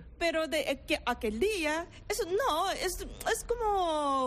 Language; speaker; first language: Spanish; non-native, learner; Korean